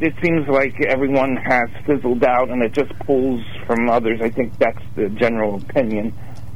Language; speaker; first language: English; native; English